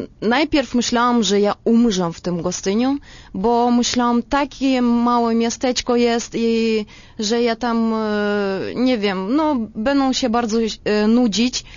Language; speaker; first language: Polish; non-native, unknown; Russian